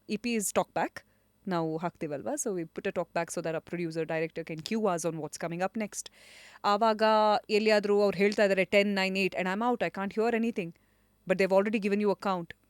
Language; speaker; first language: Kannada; non-native, local second language; Konkani